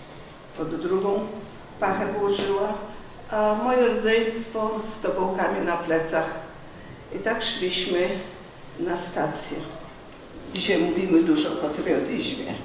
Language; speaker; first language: Polish; early bilingual, heritage; Polish